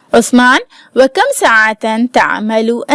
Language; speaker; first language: Arabic; non-native, fluent; Urdu